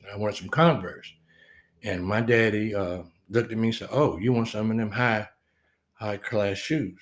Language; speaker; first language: English; native; English